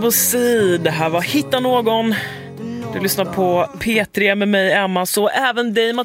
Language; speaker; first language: Swedish; native; Swedish